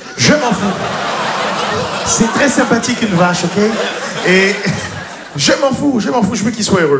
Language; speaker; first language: French; native; French